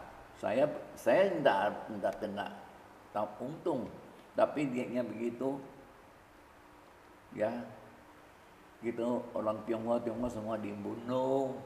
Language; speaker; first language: Indonesian; early bilingual, other home language; Min Nan Chinese